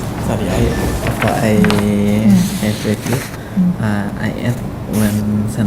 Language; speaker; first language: English; non-native, learner; Indonesian